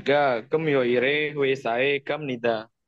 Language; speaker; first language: Korean; non-native, learner; Indonesian